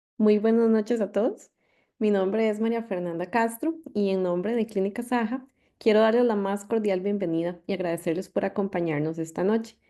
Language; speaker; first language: Spanish; native; Spanish